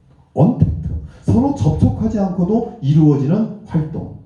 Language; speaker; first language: Korean; native; Korean